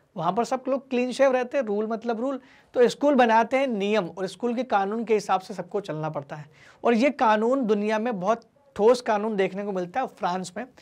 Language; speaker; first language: Hindi; native; Hindi